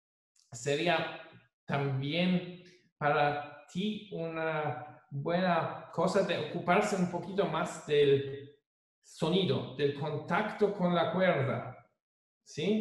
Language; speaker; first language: Spanish; non-native, fluent; German